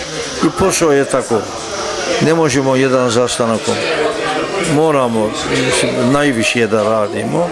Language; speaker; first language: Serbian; early bilingual, heritage; Turkish